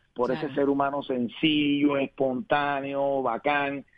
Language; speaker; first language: Spanish; native; Spanish